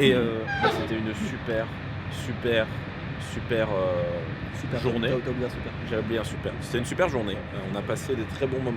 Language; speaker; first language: French; native; French